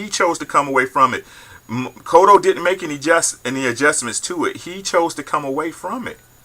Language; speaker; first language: English; native; English